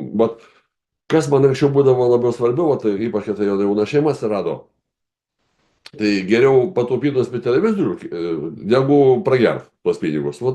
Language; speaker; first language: Lithuanian; native; Lithuanian